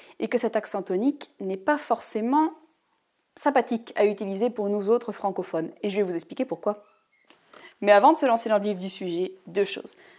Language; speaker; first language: French; native; French